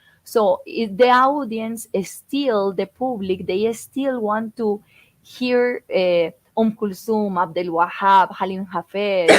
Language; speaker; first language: English; non-native, fluent; Spanish